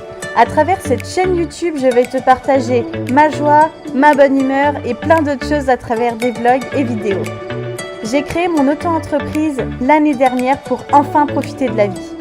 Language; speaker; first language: French; native; French